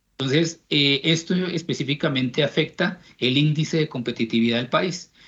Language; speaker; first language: Spanish; native; Spanish